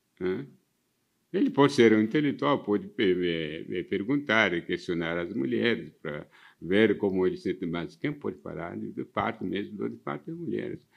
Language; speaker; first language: Portuguese; non-native, fluent; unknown